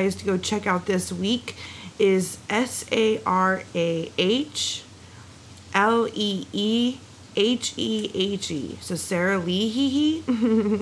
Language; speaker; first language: English; native; English